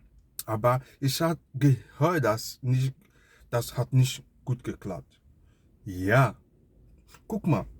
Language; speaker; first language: German; non-native, learner; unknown